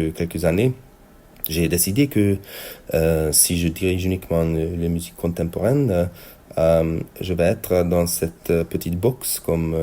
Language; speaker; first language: French; non-native, fluent; Hungarian